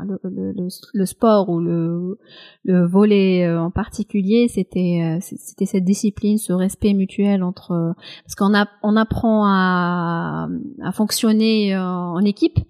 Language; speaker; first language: French; non-native, local second language; Kabyle